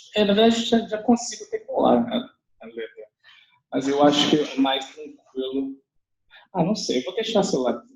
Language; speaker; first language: Portuguese; non-native, fluent; Chinese